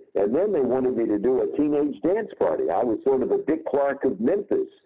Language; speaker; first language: English; native; English